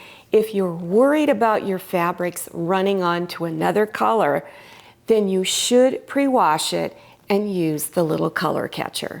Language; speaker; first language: English; native; English